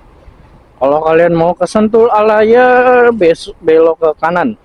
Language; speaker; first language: Indonesian; native; Indonesian